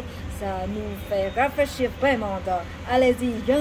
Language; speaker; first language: French; non-native, learner; Vietnamese